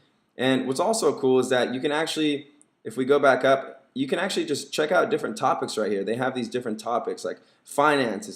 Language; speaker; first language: English; native; English